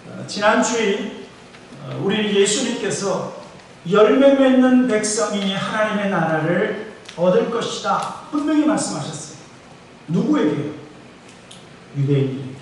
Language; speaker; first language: Korean; native; Korean